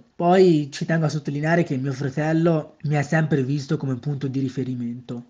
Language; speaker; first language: Italian; early bilingual, other home language; Nepali